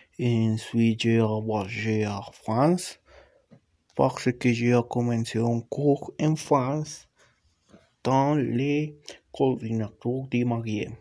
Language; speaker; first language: French; non-native, learner; Portuguese